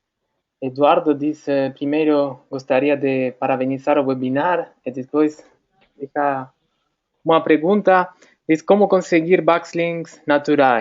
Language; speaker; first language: Portuguese; non-native, fluent; Spanish